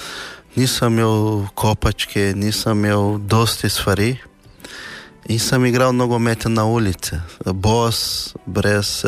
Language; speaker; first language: Slovenian; non-native, fluent; Portuguese